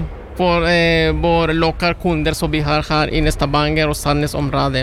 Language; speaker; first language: Norwegian; non-native, learner; Spanish